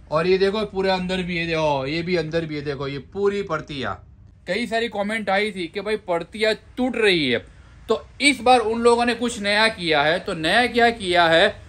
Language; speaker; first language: Hindi; non-native, local second language; Gujarati